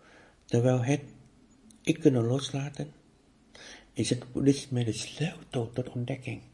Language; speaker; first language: Dutch; non-native, fluent; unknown